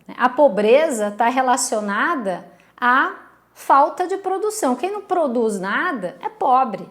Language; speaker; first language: Portuguese; native; Portuguese